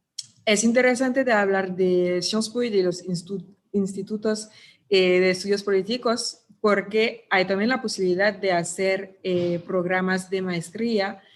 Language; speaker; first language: Spanish; non-native, fluent; French